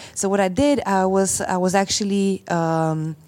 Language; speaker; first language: English; non-native, fluent; Slovak